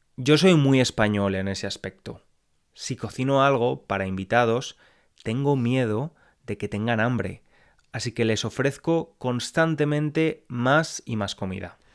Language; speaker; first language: Spanish; native; Spanish